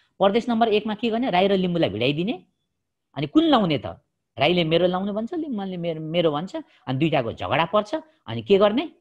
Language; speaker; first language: Nepali; non-native, local second language; Limbu